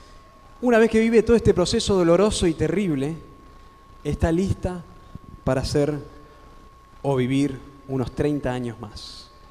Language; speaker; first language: Spanish; native; Spanish